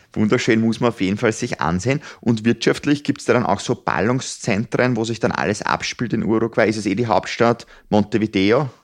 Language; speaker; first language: German; native; German